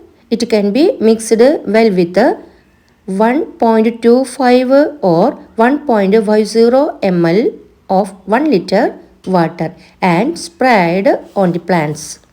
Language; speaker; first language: English; non-native, local second language; Malayalam